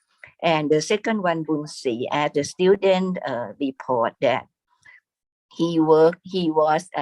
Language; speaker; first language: English; non-native, fluent; Thai